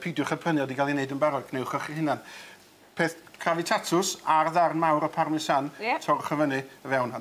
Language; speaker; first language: Welsh; native; Welsh